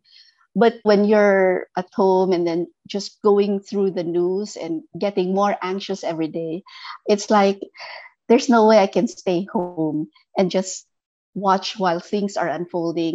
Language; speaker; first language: English; non-native, local second language; Filipino